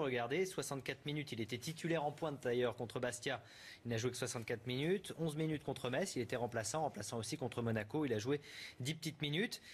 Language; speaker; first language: French; native; French